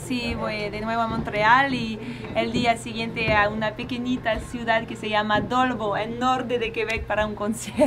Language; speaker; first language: Spanish; non-native, learner; French